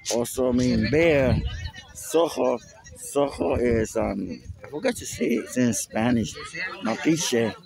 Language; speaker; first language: English; non-native, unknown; Spanish